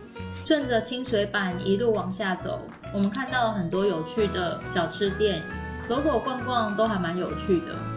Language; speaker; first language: Chinese; native; Chinese